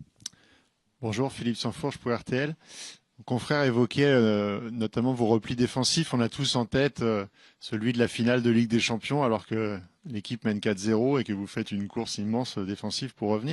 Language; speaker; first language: French; native; French